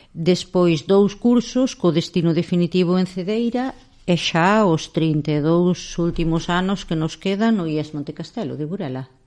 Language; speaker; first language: Galician; native; Galician